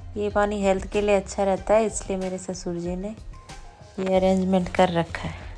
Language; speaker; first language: Hindi; non-native, local second language; Marwari